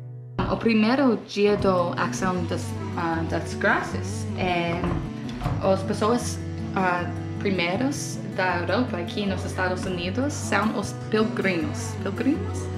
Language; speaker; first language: Portuguese; non-native, learner; English